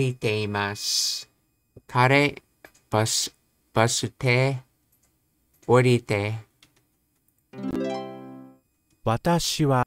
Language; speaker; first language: Japanese; non-native, learner; English